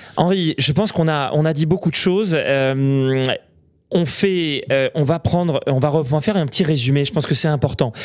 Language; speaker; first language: French; native; French